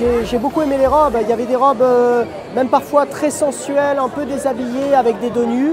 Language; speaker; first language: French; native; French